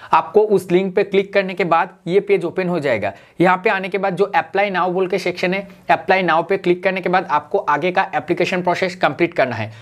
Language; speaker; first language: Hindi; non-native, local second language; Bangla